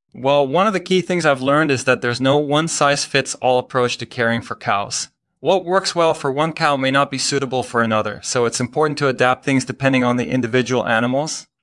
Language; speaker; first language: English; non-native, fluent; Dutch